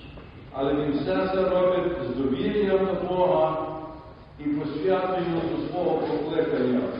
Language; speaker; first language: Ukrainian; early bilingual, heritage; Ukrainian